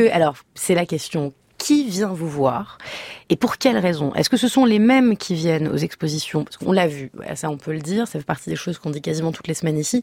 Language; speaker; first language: French; native; French